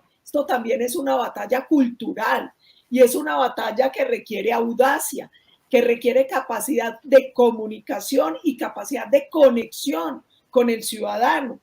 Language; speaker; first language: Spanish; native; Spanish